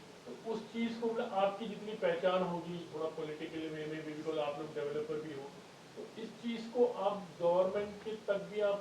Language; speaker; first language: Hindi; native; Hindi